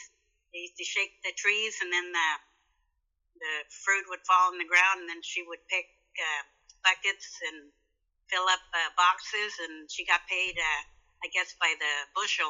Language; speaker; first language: English; native; English